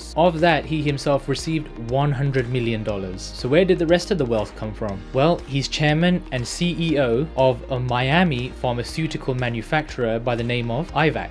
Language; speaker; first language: English; native; English